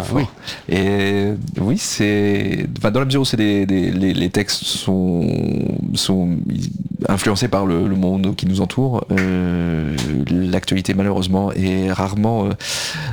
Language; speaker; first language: French; native; French